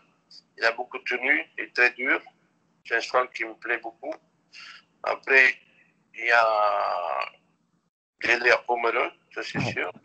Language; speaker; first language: French; non-native, local second language; Dutch